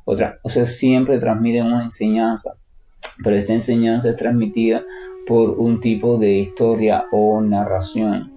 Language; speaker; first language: Spanish; native; Spanish